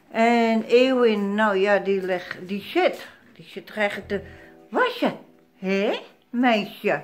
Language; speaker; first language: Dutch; native; Dutch